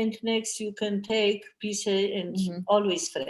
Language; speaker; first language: English; non-native, learner; Polish